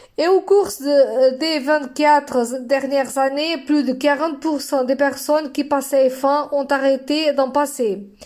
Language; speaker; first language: French; non-native, fluent; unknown